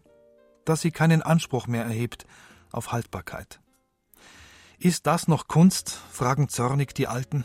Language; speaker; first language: German; native; German